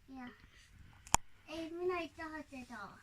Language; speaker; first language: Finnish; non-native, learner; Estonian